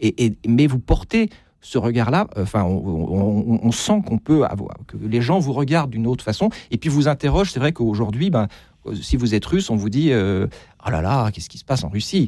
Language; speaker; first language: French; native; French